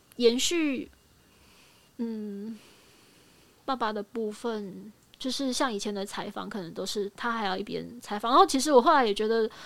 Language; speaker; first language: Chinese; native; Chinese